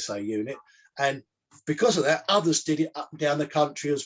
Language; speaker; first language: English; native; English